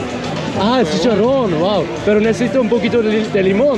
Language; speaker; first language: Spanish; non-native, learner; Swiss German